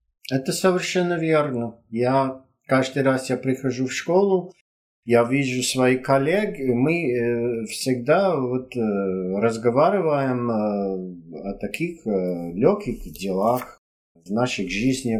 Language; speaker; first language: Russian; non-native, fluent; English